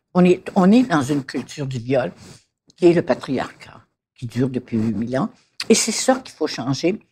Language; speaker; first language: French; native; French